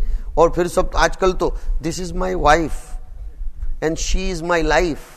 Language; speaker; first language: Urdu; non-native, local second language; Gujarati